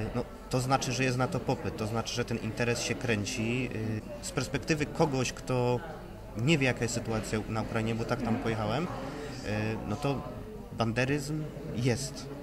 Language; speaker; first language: Polish; native; Polish